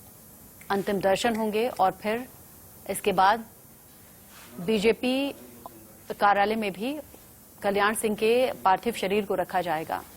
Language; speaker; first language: Hindi; native; Hindi